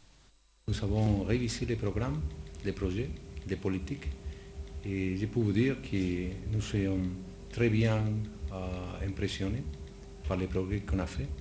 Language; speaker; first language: French; non-native, fluent; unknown